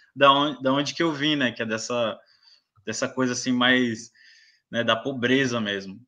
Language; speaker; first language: Portuguese; native; Portuguese